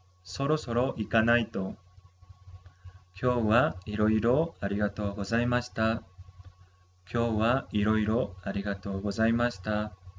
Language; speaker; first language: Japanese; non-native, learner; Spanish